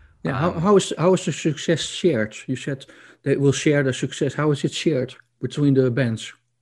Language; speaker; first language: English; non-native, fluent; Dutch